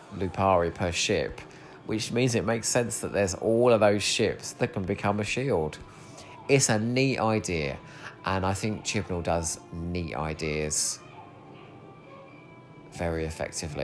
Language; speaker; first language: English; native; English